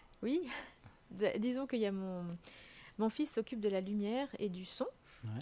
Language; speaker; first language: French; native; French